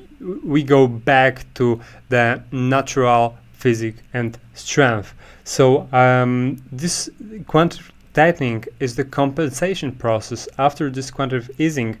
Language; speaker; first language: English; non-native, fluent; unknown